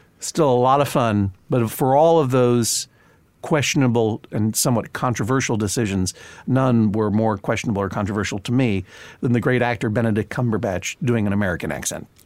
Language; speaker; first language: English; native; English